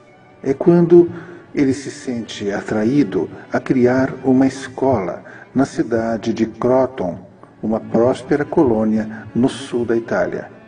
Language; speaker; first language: Portuguese; native; Portuguese